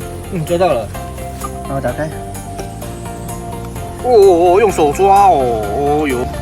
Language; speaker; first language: Chinese; native; Chinese